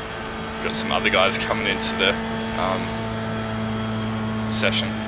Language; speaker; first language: English; native; English